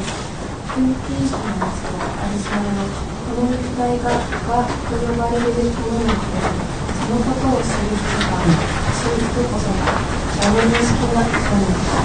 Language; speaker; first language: Japanese; native; Japanese